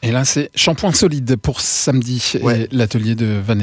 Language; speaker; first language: French; native; French